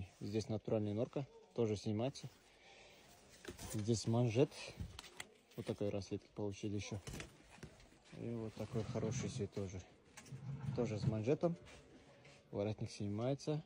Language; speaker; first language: Russian; non-native, local second language; Kyrgyz